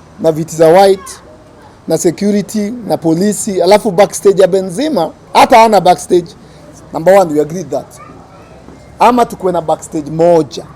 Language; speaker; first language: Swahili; native; Swahili